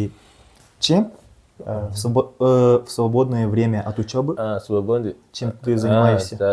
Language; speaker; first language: Russian; non-native, local second language; Yakut